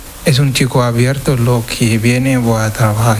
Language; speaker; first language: Spanish; non-native, learner; Wolof